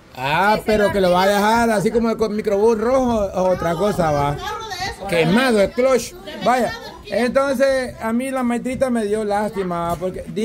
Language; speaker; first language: Spanish; native; Spanish